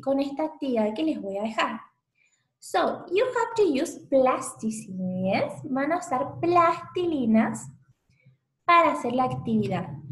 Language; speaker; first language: Spanish; native; Spanish